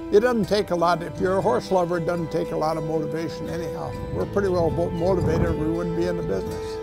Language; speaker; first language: English; native; English